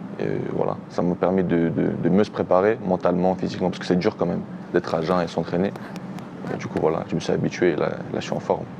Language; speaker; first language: French; early bilingual, other home language; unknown